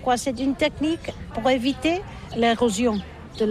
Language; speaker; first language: French; non-native, learner; Catalan